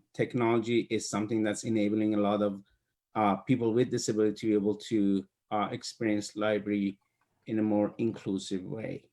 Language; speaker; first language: English; non-native, fluent; Persian